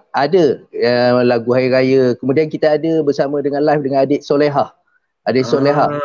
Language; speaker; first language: Malay; native; Malay